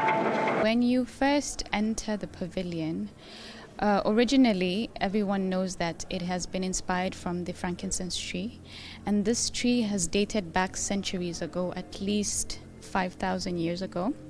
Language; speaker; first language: English; non-native, local second language; Arabic